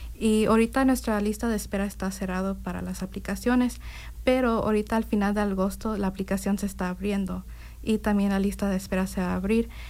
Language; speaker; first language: Spanish; early bilingual, heritage; Spanish